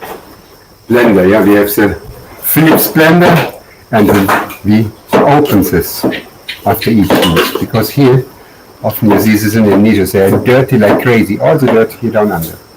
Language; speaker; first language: English; non-native, learner; German